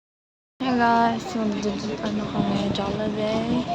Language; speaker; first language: Filipino; native; Filipino